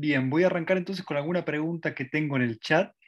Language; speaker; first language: Spanish; native; Spanish